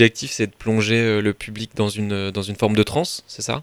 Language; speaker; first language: French; native; French